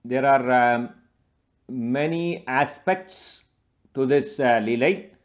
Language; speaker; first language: English; non-native, local second language; Tamil